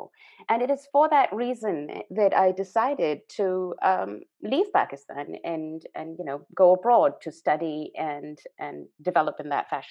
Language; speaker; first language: English; non-native, local second language; Urdu